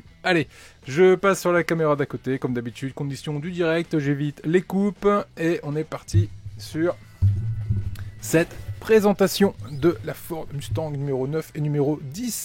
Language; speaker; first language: French; native; French